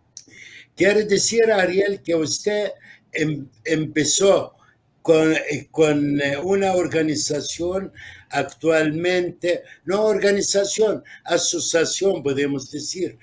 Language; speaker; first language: Spanish; non-native, fluent; Arabic